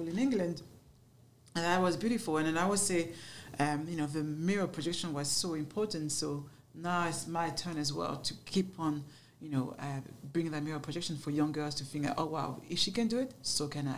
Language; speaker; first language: English; non-native, fluent; French